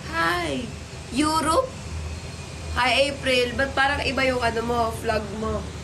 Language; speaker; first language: Filipino; non-native, local second language; Waray